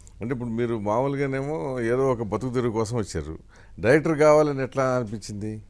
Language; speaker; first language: Telugu; native; Telugu